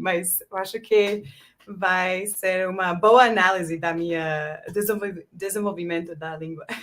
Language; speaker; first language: Portuguese; non-native, fluent; English